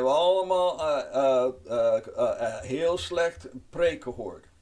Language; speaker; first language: Dutch; non-native, fluent; English